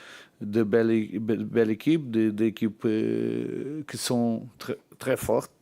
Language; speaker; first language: French; non-native, learner; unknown